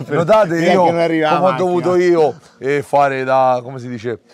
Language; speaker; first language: Italian; native; Italian